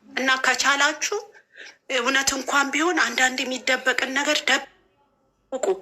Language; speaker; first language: Amharic; native; Amharic